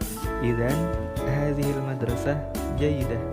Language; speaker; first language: Arabic; non-native, learner; Indonesian